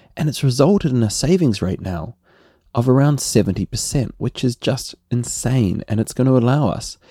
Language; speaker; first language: English; native; English